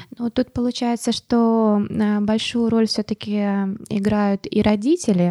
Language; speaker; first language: Russian; native; Russian